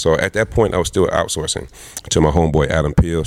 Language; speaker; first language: English; early bilingual, other home language; Lingala